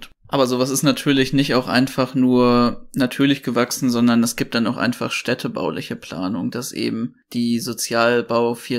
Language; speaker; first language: German; native; German